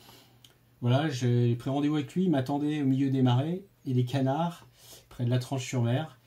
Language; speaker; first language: French; native; French